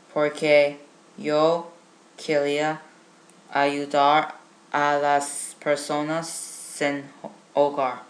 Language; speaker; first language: Spanish; non-native, learner; English